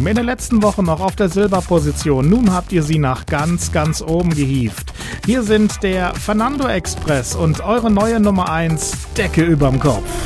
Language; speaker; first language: German; native; German